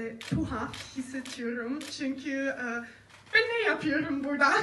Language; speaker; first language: Turkish; non-native, learner; German